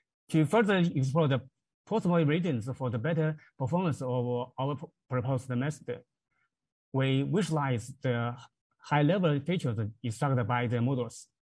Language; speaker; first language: English; non-native, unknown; Chinese